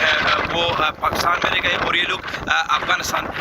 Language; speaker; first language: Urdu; non-native, fluent; Pashto